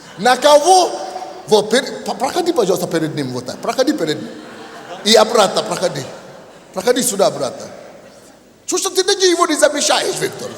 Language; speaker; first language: Russian; non-native, fluent; Yoruba